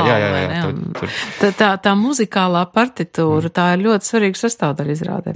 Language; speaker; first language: Latvian; native; Latvian